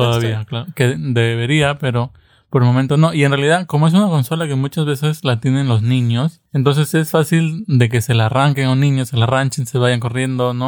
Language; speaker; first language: Spanish; native; Spanish